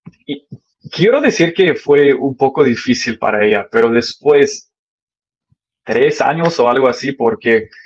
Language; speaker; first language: Spanish; early bilingual, heritage; English